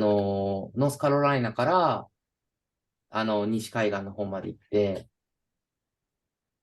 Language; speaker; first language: Japanese; native; Japanese